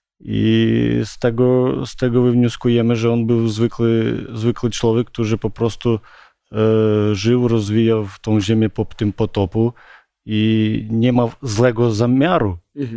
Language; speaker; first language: Polish; non-native, learner; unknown